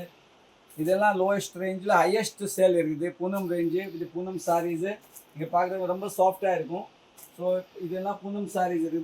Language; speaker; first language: Tamil; non-native, fluent; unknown